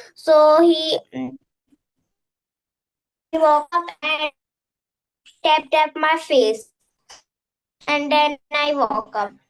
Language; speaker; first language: English; non-native, fluent; Hindi